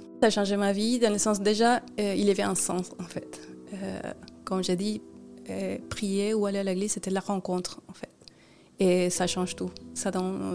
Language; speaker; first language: French; non-native, fluent; Spanish